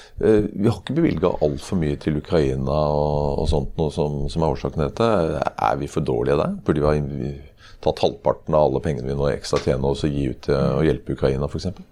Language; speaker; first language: Norwegian; native; Norwegian